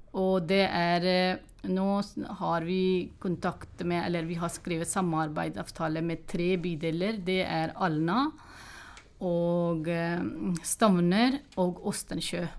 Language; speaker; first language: Norwegian; non-native, fluent; Urdu